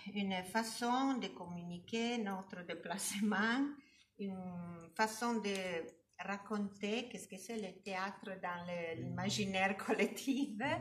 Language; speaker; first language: French; non-native, learner; Italian